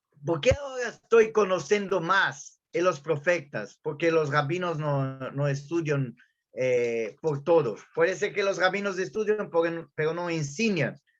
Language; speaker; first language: Spanish; non-native, fluent; Portuguese